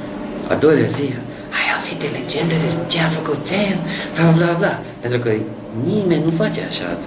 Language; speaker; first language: Romanian; non-native, learner; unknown